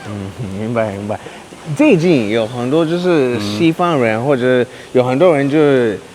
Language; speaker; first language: Chinese; non-native, learner; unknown